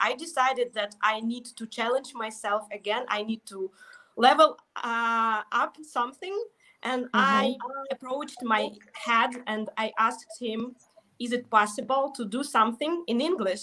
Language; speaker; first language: English; non-native, fluent; Russian